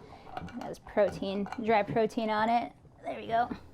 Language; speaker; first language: English; native; English